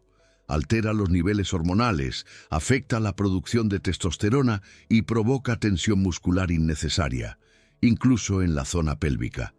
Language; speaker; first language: Spanish; native; Spanish